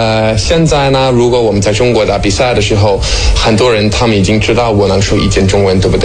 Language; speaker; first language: Chinese; non-native, fluent; Danish